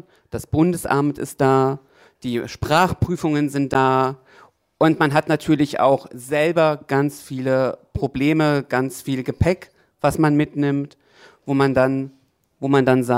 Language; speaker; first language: German; native; German